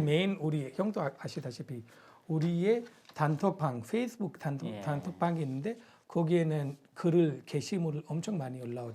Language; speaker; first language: Korean; non-native, fluent; Punjabi